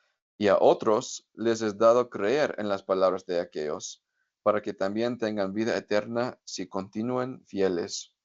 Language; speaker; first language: Spanish; non-native, fluent; English